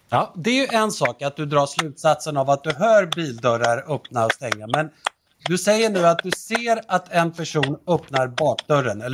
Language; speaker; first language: Swedish; native; Swedish